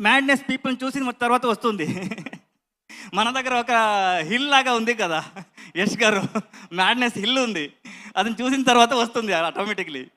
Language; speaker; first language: Telugu; non-native, learner; Kannada